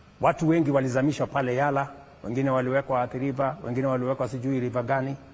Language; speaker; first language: Swahili; non-native, local second language; Kalenjin